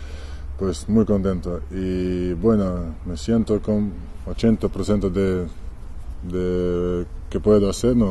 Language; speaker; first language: Spanish; non-native, learner; Ukrainian